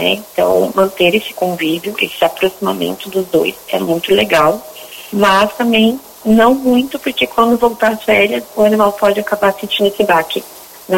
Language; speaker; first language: Portuguese; native; Portuguese